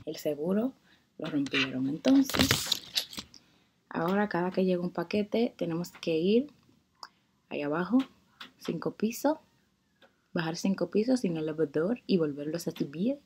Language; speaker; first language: Spanish; native; Spanish